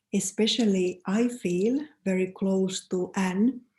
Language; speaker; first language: English; non-native, fluent; Finnish